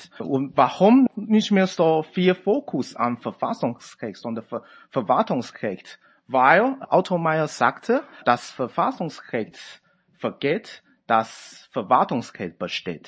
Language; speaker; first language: German; non-native, fluent; Chinese